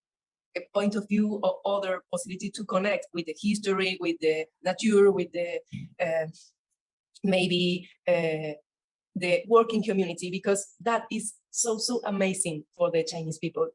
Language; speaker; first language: English; non-native, learner; Spanish